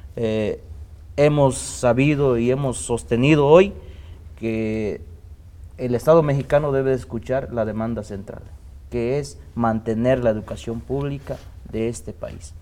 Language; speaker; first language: Spanish; non-native, local second language; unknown